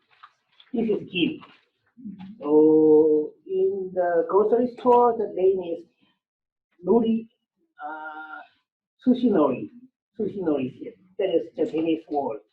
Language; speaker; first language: English; non-native, learner; Korean